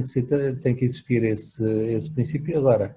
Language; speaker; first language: Portuguese; native; Portuguese